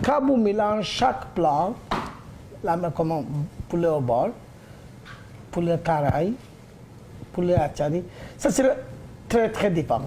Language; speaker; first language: French; non-native, learner; Bangla